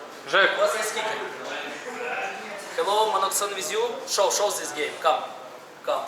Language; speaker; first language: English; non-native, learner; Ukrainian